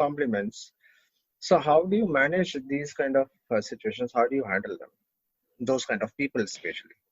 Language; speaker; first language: English; non-native, local second language; Hindi